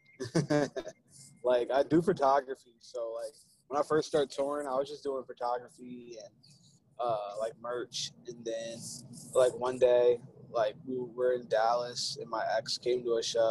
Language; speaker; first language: English; native; English